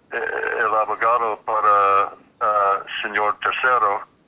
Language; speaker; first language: Spanish; non-native, fluent; English